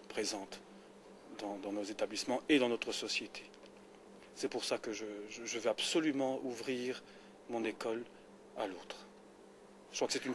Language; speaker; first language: French; native; French